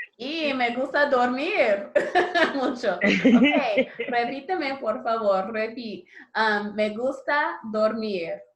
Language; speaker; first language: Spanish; non-native, learner; English